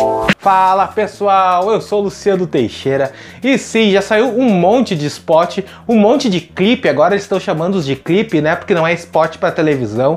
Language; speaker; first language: Portuguese; native; Portuguese